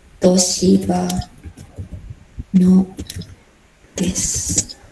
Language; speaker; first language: Japanese; non-native, fluent; Filipino